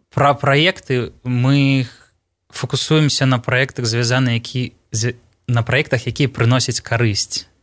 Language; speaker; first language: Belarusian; non-native, local second language; Russian